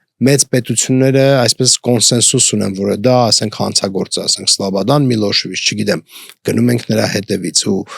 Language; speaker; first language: Armenian; native; Armenian